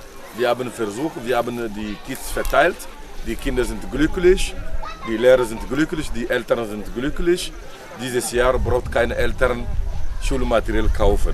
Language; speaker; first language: German; non-native, learner; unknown